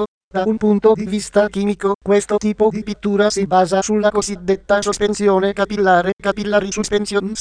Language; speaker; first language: Italian; native; Italian